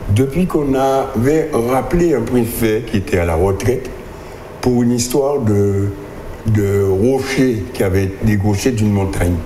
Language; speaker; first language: French; native; French